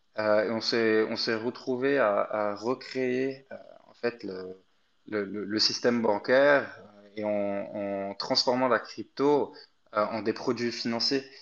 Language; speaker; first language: French; non-native, fluent; Arabic